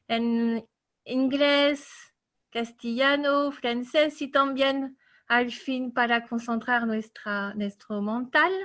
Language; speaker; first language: Spanish; non-native, fluent; French